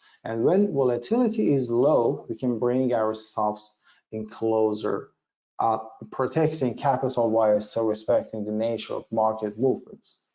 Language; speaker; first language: English; non-native, fluent; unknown